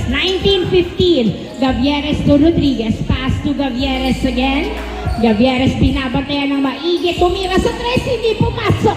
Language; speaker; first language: Filipino; native; Filipino